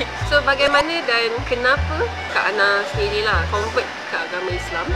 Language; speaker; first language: Malay; native; Malay